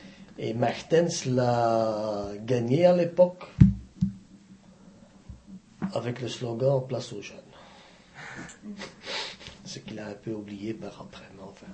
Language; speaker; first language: French; native; French